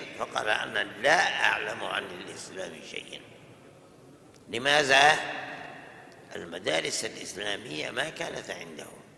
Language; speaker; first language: Arabic; non-native, fluent; Urdu